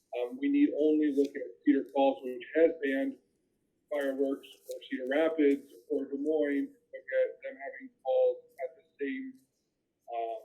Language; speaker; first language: English; native; English